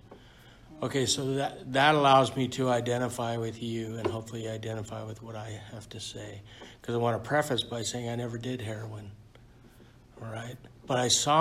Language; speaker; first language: English; native; English